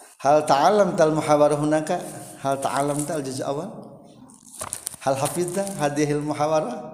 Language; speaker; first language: Arabic; non-native, fluent; Indonesian